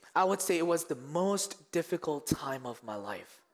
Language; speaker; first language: English; early bilingual, other home language; Korean